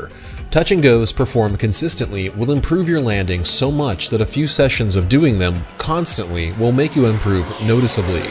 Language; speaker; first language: English; native; English